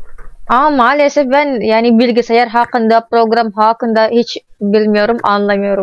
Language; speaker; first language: Turkish; non-native, learner; Indonesian